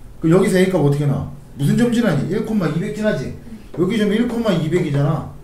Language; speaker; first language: Korean; native; Korean